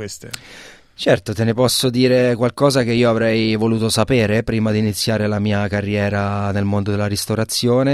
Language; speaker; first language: Italian; native; Italian